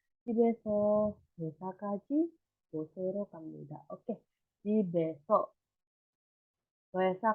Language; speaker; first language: Korean; non-native, fluent; Indonesian